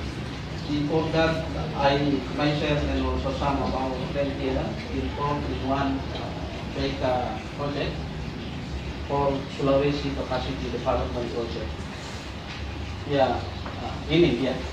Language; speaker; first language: English; non-native, fluent; Indonesian